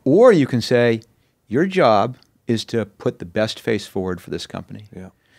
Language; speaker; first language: English; native; English